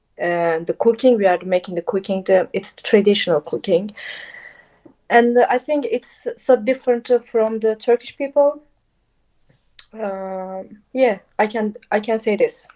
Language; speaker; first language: English; non-native, local second language; Turkish